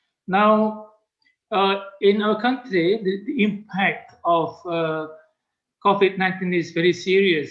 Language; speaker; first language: English; non-native, fluent; Indonesian